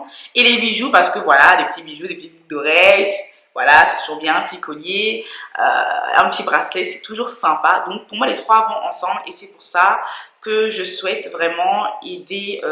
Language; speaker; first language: French; native; French